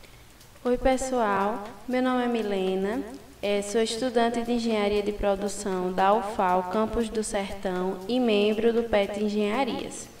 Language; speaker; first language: Portuguese; native; Portuguese